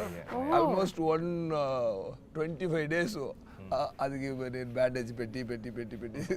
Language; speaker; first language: Telugu; non-native, fluent; Tamil